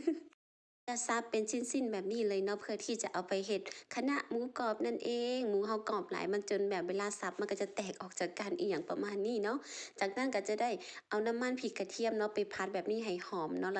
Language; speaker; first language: Thai; non-native, local second language; Lao